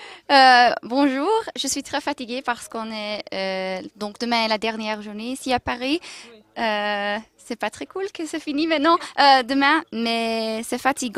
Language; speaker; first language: French; non-native, local second language; Dutch